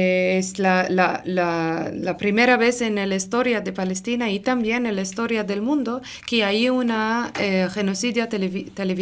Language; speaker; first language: Spanish; non-native, learner; Arabic